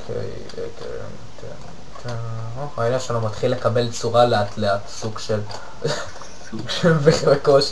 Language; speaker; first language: Hebrew; native; Hebrew